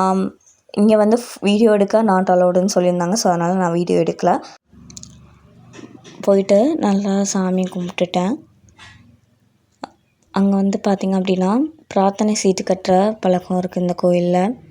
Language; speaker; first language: Tamil; native; Tamil